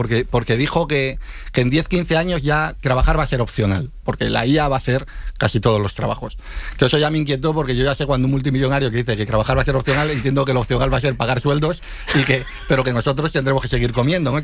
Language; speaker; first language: Spanish; native; Spanish